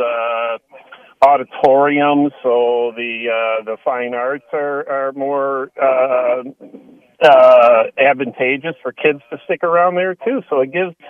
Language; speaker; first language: English; native; English